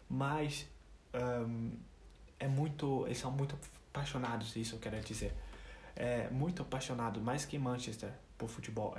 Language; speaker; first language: Portuguese; non-native, fluent; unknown